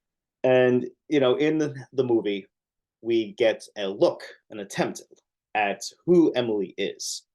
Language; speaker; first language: English; native; English